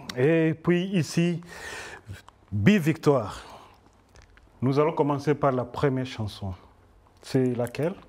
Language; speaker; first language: French; non-native, local second language; Swahili